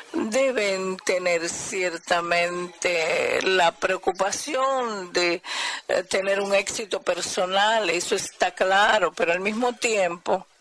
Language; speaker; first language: Spanish; non-native, fluent; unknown